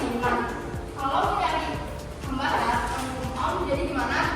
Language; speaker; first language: Indonesian; native; Indonesian